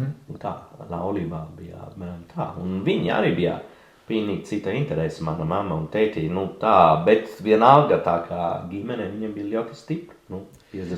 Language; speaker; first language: Latvian; non-native, learner; Italian